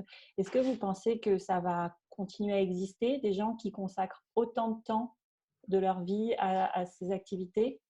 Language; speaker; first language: French; native; French